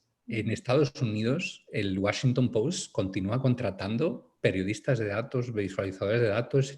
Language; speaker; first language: Spanish; native; Spanish